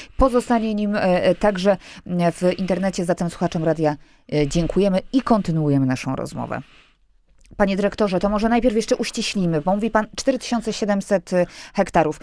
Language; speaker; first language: Polish; native; Polish